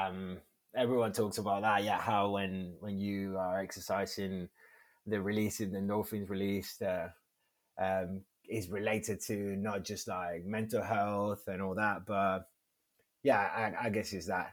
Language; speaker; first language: English; non-native, fluent; Spanish